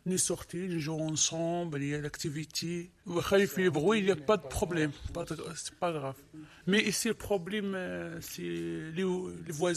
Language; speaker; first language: French; non-native, learner; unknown